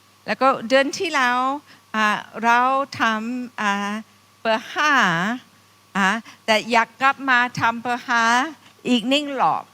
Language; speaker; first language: Thai; non-native, fluent; English